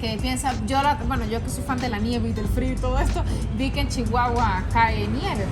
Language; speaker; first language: Spanish; native; Spanish